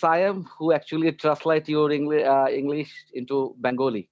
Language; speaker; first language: English; non-native, local second language; Bangla